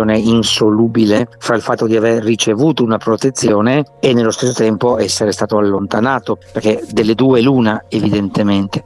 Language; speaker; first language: Italian; native; Italian